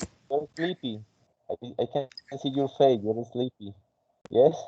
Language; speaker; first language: English; non-native, fluent; Spanish